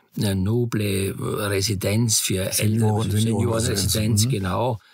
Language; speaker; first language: German; native; German